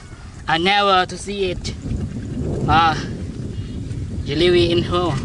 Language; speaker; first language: English; non-native, learner; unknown